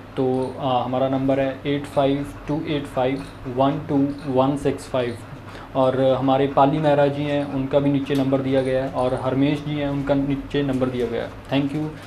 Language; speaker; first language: Hindi; non-native, local second language; Punjabi